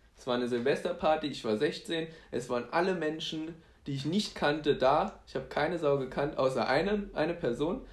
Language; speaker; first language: German; early bilingual, other home language; Polish